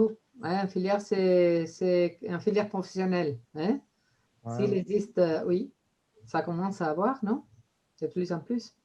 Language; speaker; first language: French; non-native, fluent; Spanish